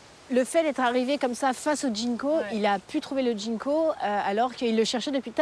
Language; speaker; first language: French; native; French